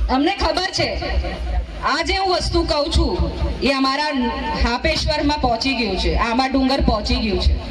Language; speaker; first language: Gujarati; non-native, local second language; Vasavi